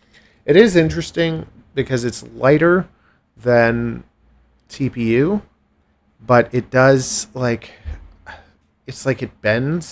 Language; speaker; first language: English; native; English